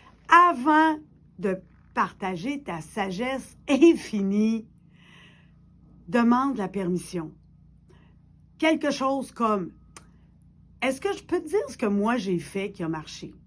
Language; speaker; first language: French; native; French